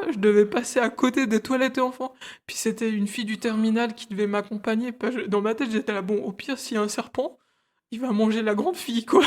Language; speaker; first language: French; early bilingual, other home language; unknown